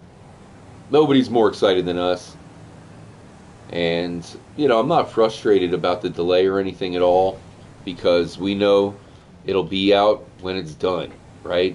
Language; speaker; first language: English; native; English